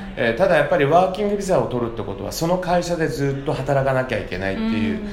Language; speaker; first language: Japanese; native; Japanese